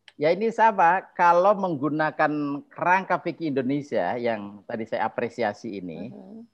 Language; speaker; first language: Indonesian; non-native, local second language; Javanese